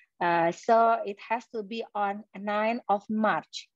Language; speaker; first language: English; non-native, fluent; Indonesian